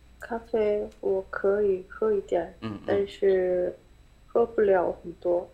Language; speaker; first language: Chinese; non-native, learner; Korean